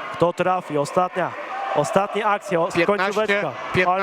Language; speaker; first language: Polish; native; Polish